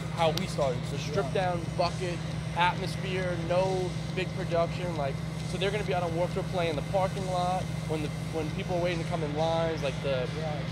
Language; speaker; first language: English; native; English